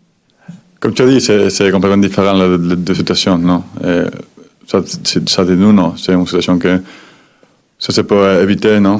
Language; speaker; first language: French; non-native, fluent; Spanish